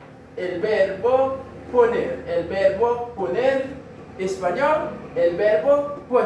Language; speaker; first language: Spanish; non-native, learner; Haitian Creole